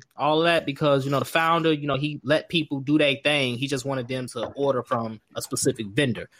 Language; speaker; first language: English; native; English